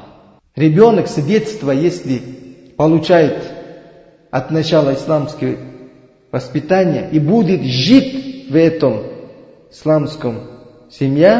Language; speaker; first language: Russian; non-native, learner; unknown